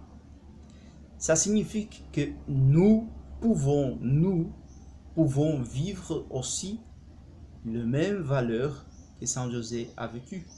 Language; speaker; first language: French; non-native, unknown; Spanish